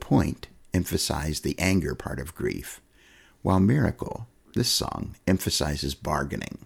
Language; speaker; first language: English; native; English